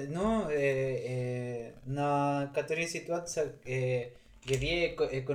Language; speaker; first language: Russian; non-native, learner; Spanish